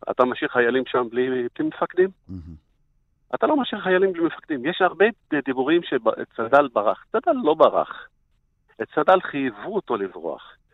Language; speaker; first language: Hebrew; non-native, fluent; Arabic